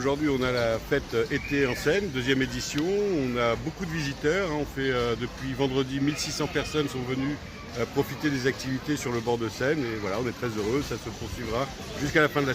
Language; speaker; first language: French; native; French